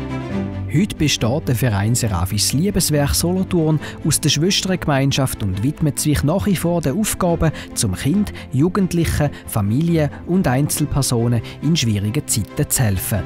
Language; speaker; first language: German; native; German